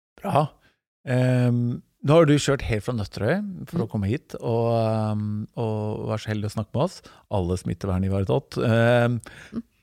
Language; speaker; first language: Norwegian; native; Norwegian